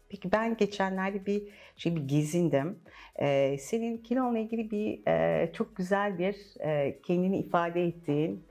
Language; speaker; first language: Turkish; native; Turkish